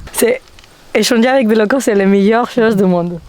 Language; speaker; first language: French; non-native, fluent; Spanish